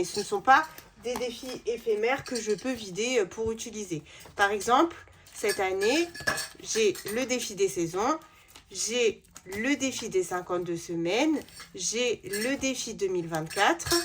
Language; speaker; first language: French; native; French